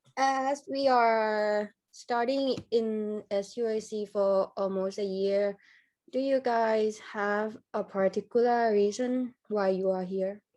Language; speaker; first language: English; non-native, fluent; Thai